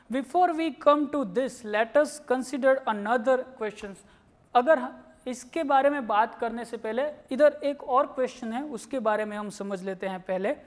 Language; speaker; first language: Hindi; non-native, local second language; Gujarati